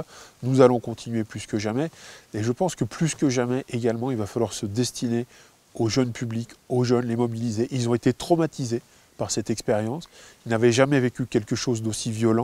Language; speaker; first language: French; native; French